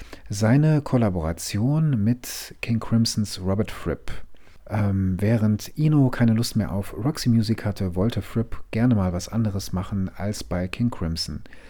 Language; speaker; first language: German; native; German